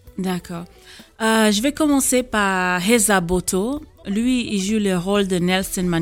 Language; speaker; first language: French; non-native, fluent; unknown